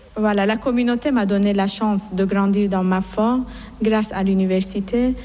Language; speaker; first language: French; non-native, fluent; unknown